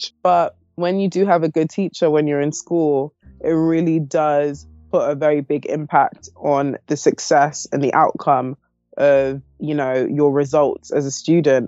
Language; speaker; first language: English; native; English